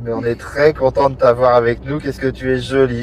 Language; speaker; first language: French; native; French